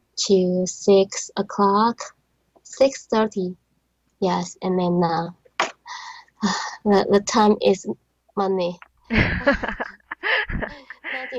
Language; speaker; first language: English; non-native, learner; Chinese